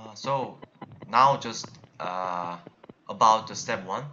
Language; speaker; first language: English; non-native, learner; Korean